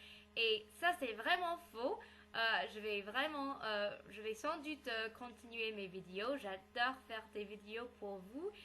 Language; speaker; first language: French; non-native, learner; English